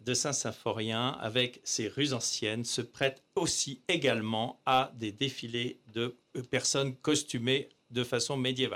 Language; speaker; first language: French; native; French